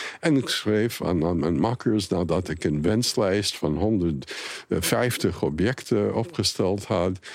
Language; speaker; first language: Dutch; non-native, fluent; English